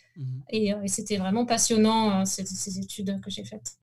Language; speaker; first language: French; native; French